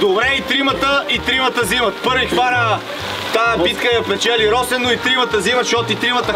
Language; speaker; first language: Bulgarian; native; Bulgarian